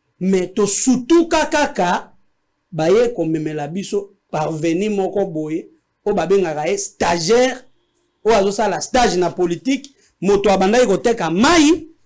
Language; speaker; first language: Lingala; native; Lingala